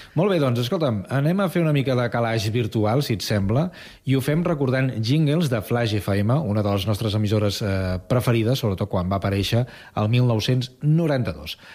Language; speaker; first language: Catalan; native; Catalan